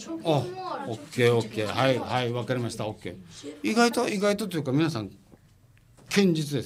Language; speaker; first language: Japanese; native; Japanese